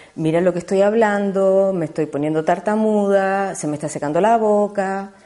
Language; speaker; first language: Spanish; native; Spanish